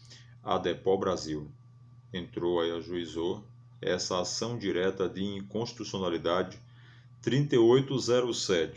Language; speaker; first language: Portuguese; native; Portuguese